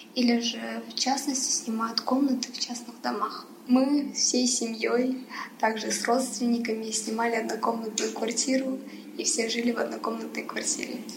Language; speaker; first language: Russian; early bilingual, other home language; Persian